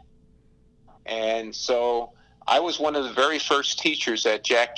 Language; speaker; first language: English; native; English